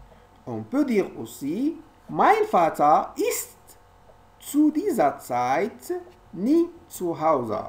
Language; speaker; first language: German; non-native, learner; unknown